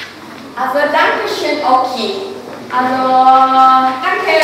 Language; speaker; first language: German; non-native, fluent; Indonesian